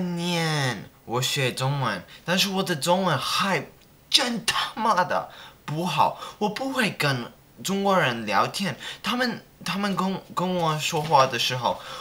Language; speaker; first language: Chinese; non-native, learner; English